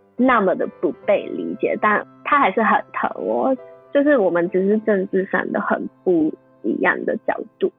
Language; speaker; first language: Chinese; non-native, fluent; Cantonese